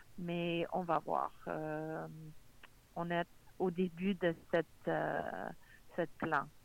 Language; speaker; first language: French; non-native, local second language; English